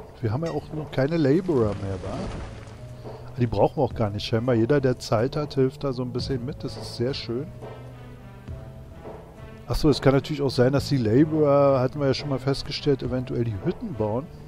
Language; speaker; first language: German; native; German